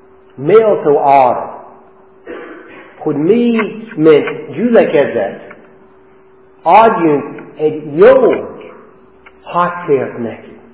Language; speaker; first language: Hungarian; non-native, fluent; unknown